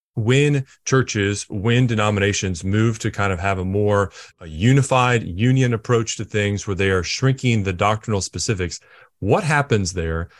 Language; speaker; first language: English; native; English